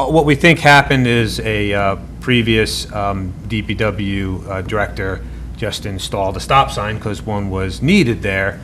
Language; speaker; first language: English; native; English